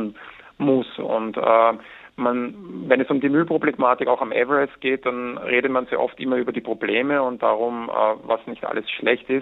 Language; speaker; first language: German; native; German